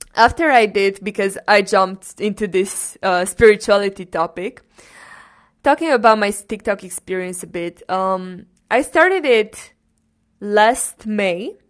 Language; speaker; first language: English; non-native, fluent; Romanian